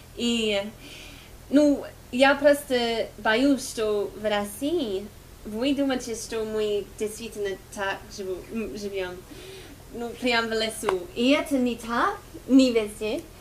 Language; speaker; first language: Russian; non-native, fluent; English